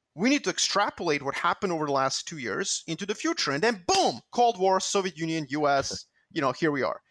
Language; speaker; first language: English; non-native, fluent; Serbian